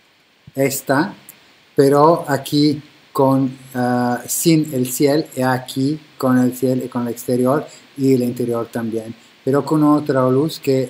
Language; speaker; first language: Spanish; non-native, fluent; Italian